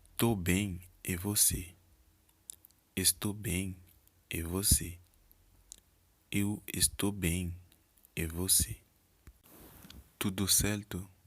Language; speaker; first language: Portuguese; non-native, learner; Haitian Creole